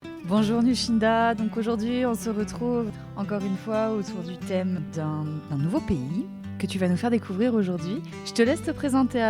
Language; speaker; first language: French; native; French